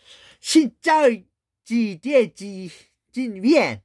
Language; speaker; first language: Chinese; non-native, learner; Korean